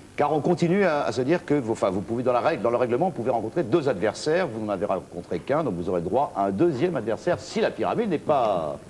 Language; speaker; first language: French; native; French